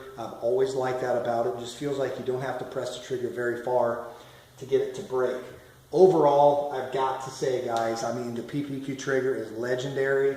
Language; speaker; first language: English; native; English